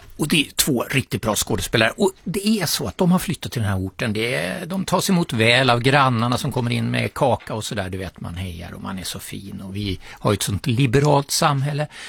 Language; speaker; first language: Swedish; native; Swedish